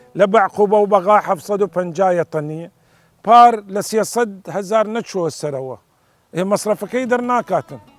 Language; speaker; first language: Central Kurdish; native; Central Kurdish